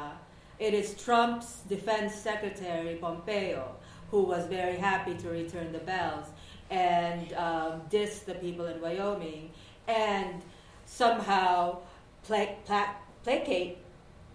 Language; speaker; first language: English; non-native, local second language; Waray